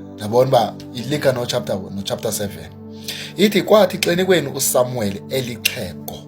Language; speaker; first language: Zulu; non-native, local second language; Xhosa